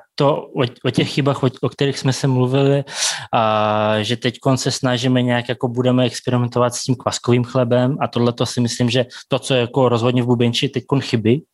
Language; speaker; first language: Czech; non-native, fluent; Russian